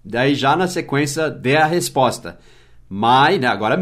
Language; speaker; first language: Portuguese; non-native, fluent; English